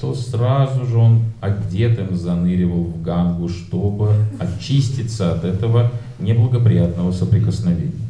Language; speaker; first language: Russian; native; Russian